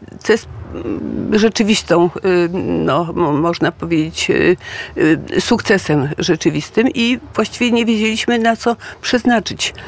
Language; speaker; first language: Polish; native; Polish